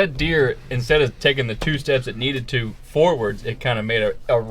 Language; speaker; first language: English; native; English